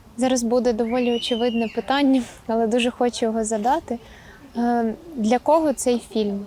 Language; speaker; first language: Ukrainian; native; Ukrainian